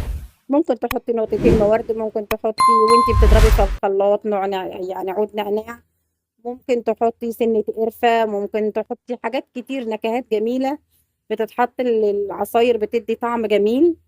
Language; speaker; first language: Arabic; native; Arabic